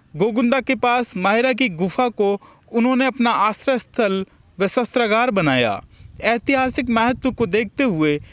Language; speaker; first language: Hindi; native; Hindi